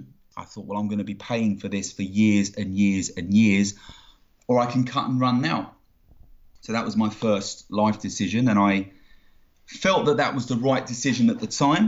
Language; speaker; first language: English; native; English